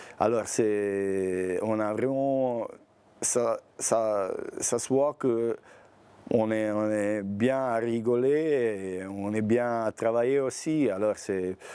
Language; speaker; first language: French; non-native, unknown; Bosnian